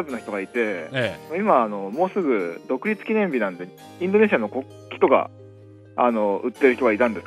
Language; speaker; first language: Japanese; native; Japanese